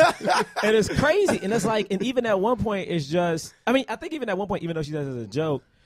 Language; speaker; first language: English; native; English